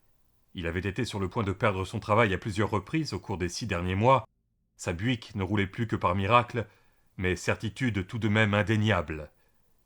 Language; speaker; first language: French; native; French